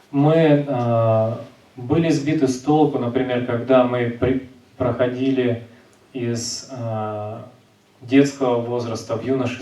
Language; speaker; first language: Russian; native; Russian